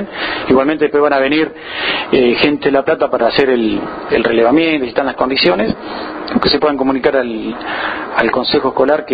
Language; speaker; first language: Spanish; native; Spanish